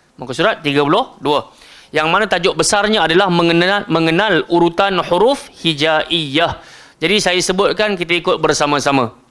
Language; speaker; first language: Malay; native; Malay